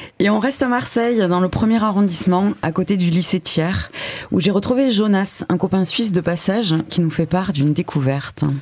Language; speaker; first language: French; native; French